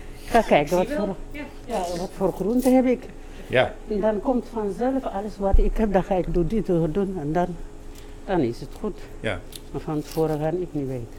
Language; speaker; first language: Dutch; non-native, learner; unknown